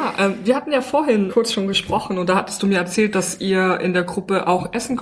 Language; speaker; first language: German; native; German